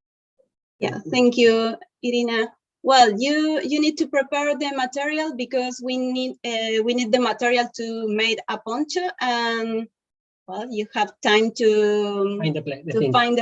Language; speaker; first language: English; non-native, learner; Spanish